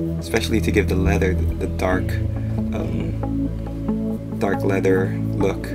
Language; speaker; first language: English; native; English